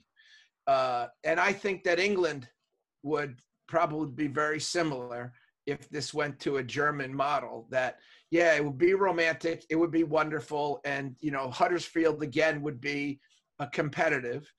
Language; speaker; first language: English; native; English